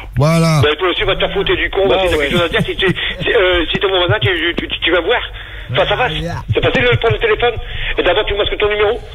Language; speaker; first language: French; native; French